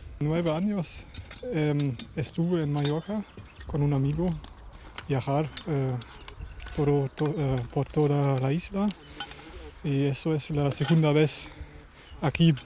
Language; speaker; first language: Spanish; non-native, learner; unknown